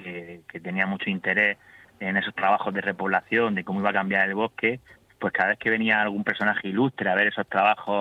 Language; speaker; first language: Spanish; native; Spanish